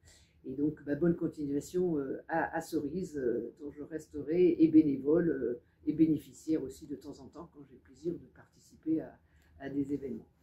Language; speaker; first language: French; native; French